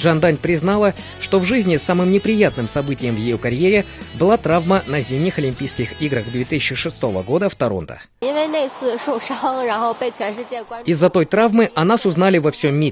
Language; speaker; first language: Russian; native; Russian